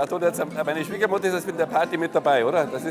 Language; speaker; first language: German; native; German